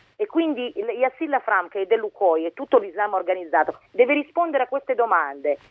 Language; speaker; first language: Italian; early bilingual, other home language; Arabic